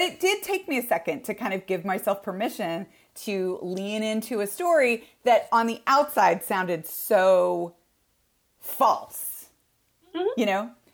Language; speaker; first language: English; native; English